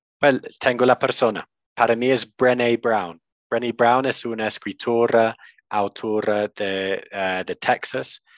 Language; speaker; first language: Spanish; non-native, fluent; English